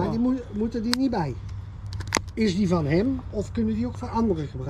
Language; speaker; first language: Dutch; native; Dutch